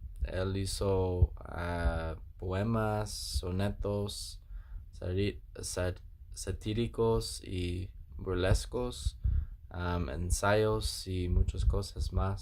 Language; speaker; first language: Spanish; non-native, learner; English